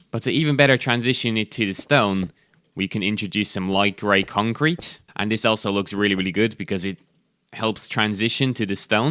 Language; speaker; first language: English; native; English